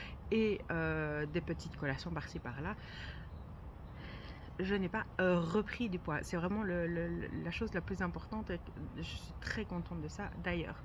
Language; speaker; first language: French; native; French